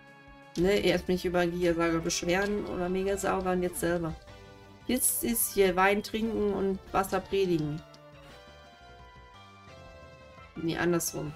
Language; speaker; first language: German; native; German